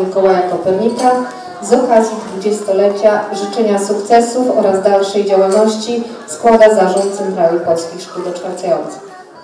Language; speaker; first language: Polish; native; Polish